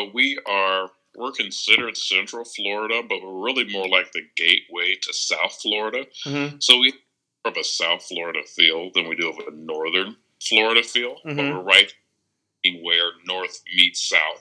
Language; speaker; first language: English; native; English